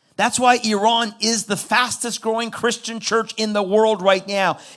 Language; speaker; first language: English; non-native, fluent; Persian